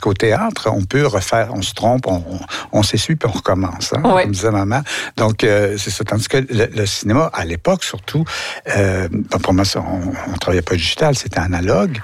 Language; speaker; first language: French; native; French